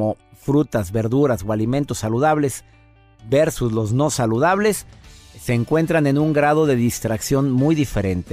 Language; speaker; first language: Spanish; native; Spanish